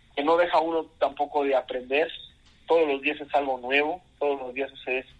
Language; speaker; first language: Spanish; native; Spanish